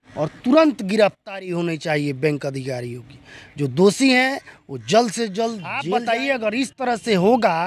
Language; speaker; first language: Hindi; native; Hindi